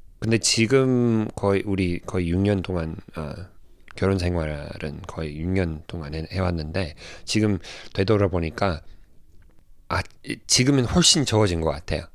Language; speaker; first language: Korean; non-native, fluent; English